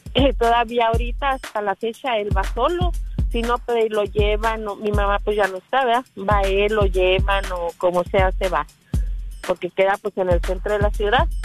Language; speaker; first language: Spanish; native; Spanish